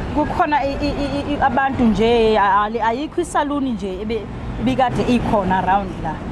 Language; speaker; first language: Zulu; non-native, local second language; Southern Sotho